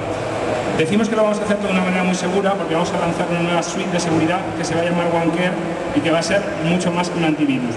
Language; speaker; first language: Spanish; native; Spanish